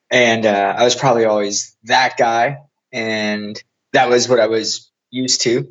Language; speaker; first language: English; native; English